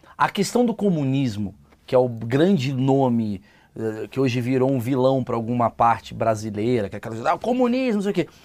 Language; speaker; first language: Portuguese; native; Portuguese